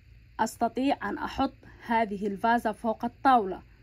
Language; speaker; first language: Arabic; non-native, local second language; Somali